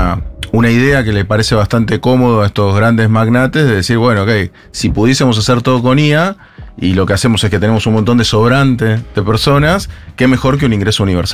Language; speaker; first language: Spanish; native; Spanish